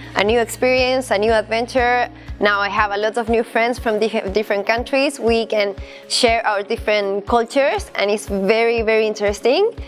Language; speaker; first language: English; non-native, fluent; Spanish